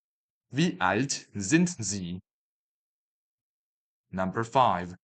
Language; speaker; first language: German; non-native, fluent; Chinese